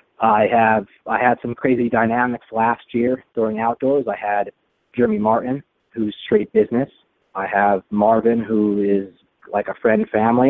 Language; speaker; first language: English; native; English